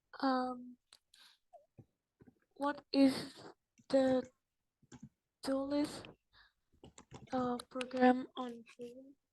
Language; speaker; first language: English; non-native, learner; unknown